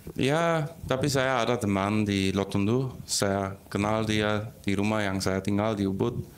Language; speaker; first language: Indonesian; non-native, fluent; German